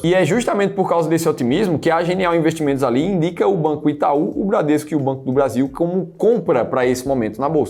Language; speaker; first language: Portuguese; native; Portuguese